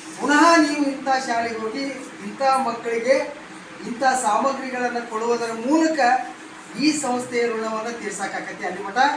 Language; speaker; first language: Kannada; native; Kannada